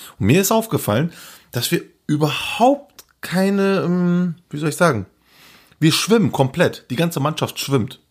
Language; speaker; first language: German; early bilingual, other home language; Turkish